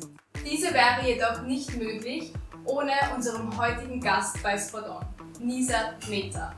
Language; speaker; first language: German; native; German